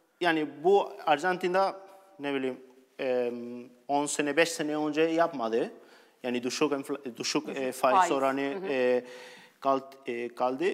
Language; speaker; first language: Turkish; non-native, learner; Spanish